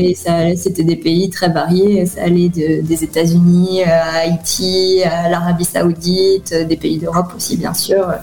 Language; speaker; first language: French; native; French